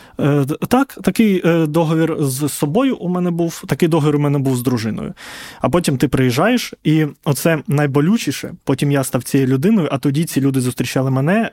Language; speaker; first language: Ukrainian; non-native, local second language; Russian